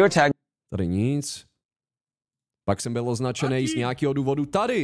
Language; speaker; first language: Czech; native; Czech